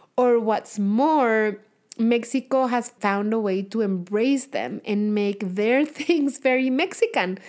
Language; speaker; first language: English; non-native, fluent; Spanish